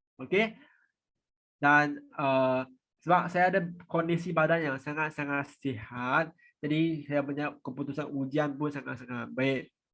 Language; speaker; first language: Malay; non-native, fluent; Vietnamese